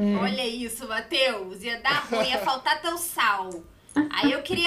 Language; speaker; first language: Portuguese; native; Portuguese